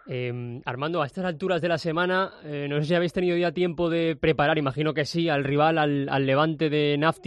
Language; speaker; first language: Spanish; native; Spanish